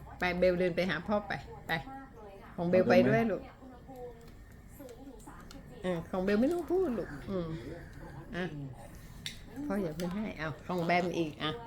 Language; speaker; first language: Thai; native; Thai